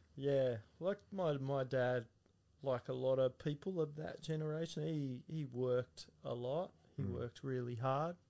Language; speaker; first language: English; native; English